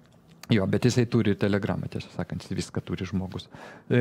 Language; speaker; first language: Lithuanian; native; Lithuanian